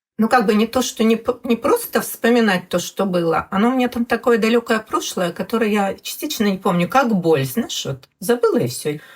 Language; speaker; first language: Russian; native; Russian